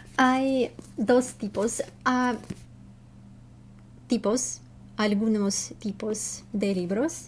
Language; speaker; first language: Spanish; non-native, learner; Russian